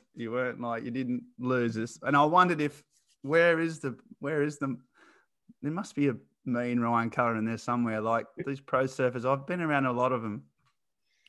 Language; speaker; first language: English; native; English